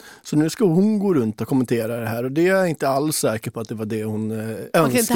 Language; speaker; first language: Swedish; native; Swedish